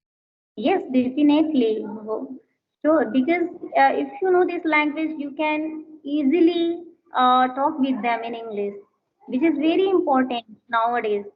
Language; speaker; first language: English; non-native, learner; Hindi